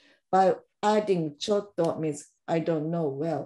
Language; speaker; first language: English; non-native, fluent; Japanese